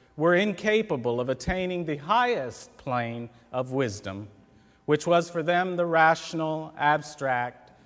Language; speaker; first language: English; native; English